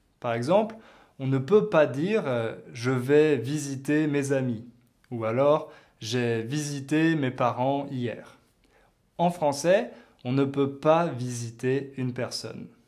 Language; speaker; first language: French; native; French